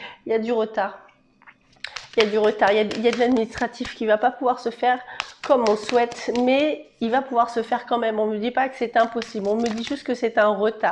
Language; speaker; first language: French; native; French